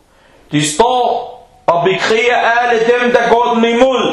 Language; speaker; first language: Danish; non-native, fluent; Arabic